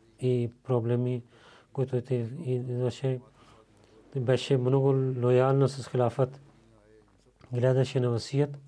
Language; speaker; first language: Bulgarian; non-native, learner; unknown